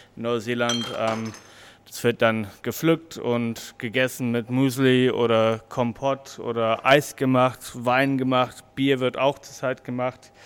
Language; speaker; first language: German; non-native, fluent; English